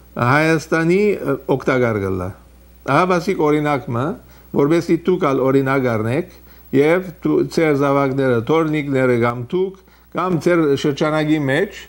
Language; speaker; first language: Armenian; early bilingual, heritage; Armenian